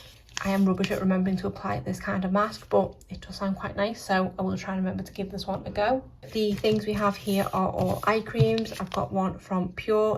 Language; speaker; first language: English; native; English